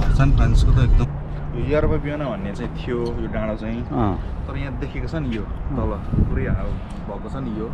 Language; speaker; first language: Nepali; native; Nepali